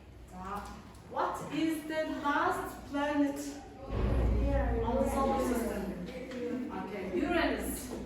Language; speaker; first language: English; non-native, fluent; Mongolian